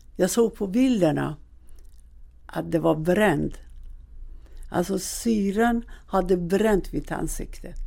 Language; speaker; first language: Swedish; non-native, fluent; Persian